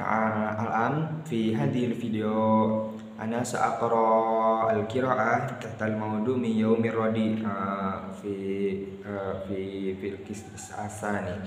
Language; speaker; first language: Arabic; non-native, learner; Indonesian